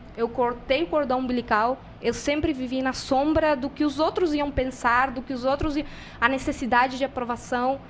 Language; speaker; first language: Portuguese; non-native, fluent; Spanish